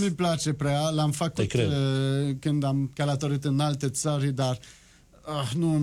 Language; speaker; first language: Romanian; non-native, learner; French